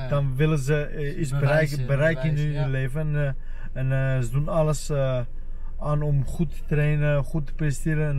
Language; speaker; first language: Dutch; non-native, fluent; Armenian